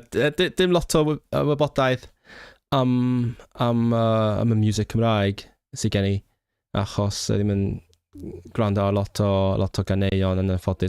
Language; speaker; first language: Welsh; non-native, fluent; Cantonese